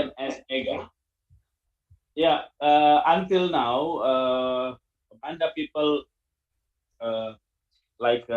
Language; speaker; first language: English; non-native, learner; Indonesian